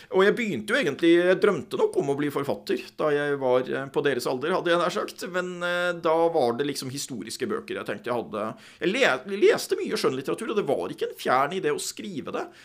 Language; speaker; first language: Norwegian; native; Norwegian